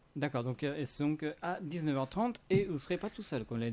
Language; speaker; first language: French; native; French